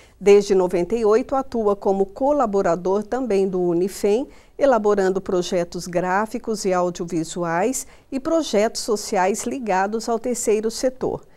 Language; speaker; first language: Portuguese; native; Portuguese